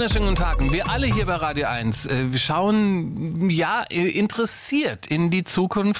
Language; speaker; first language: German; native; German